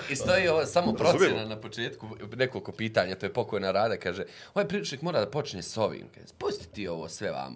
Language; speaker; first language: Bosnian; native; Bosnian